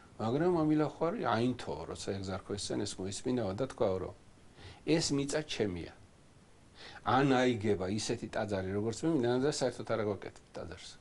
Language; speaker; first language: Georgian; native; Georgian